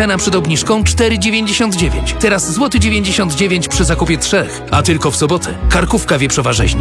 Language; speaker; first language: Polish; native; Polish